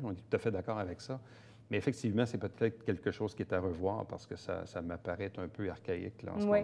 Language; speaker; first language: French; native; French